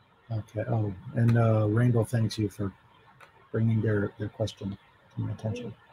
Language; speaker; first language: English; native; English